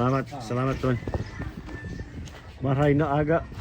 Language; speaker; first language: Cebuano; non-native, learner; English